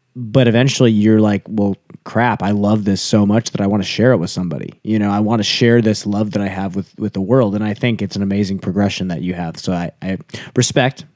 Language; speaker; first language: English; native; English